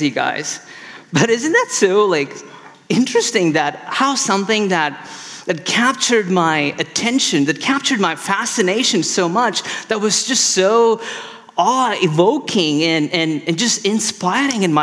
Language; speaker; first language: English; non-native, local second language; Tamil